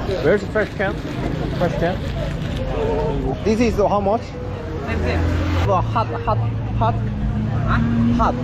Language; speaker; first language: English; non-native, learner; Korean